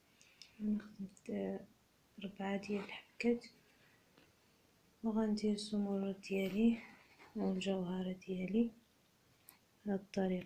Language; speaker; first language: Arabic; native; Arabic